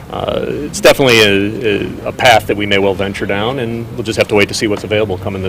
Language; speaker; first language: English; native; English